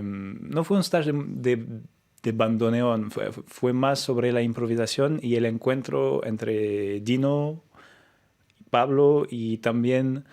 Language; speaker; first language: Spanish; non-native, fluent; French